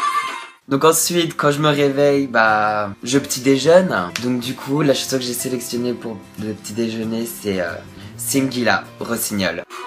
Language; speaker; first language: French; native; French